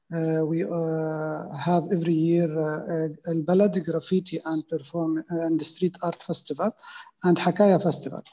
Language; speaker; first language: English; non-native, fluent; Arabic